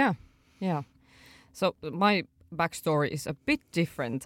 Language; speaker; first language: English; non-native, fluent; Finnish